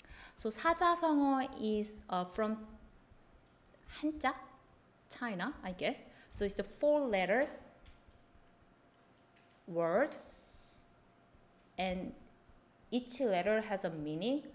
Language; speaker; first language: English; non-native, fluent; Korean